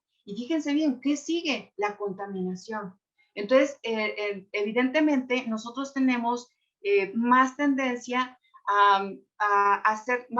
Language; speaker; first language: Spanish; native; Spanish